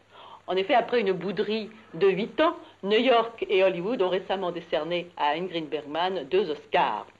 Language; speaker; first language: French; native; French